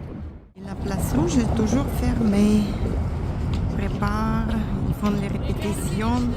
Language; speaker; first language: French; non-native, fluent; Russian